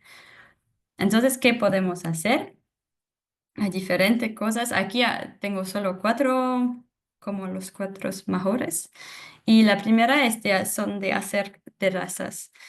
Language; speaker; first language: Spanish; non-native, fluent; French